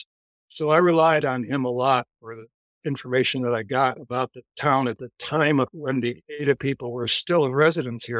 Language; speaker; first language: English; native; English